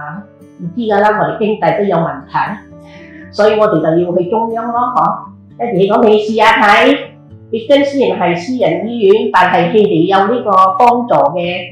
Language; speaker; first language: Cantonese; native; Cantonese